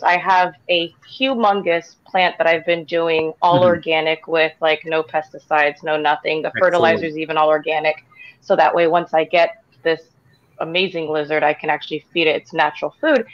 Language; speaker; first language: English; native; English